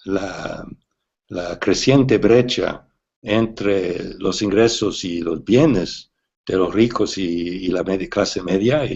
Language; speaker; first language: Spanish; non-native, fluent; English